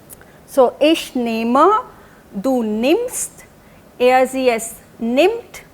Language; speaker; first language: German; non-native, fluent; Hindi